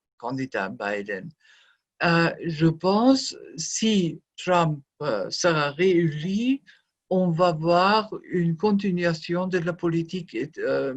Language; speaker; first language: French; non-native, fluent; German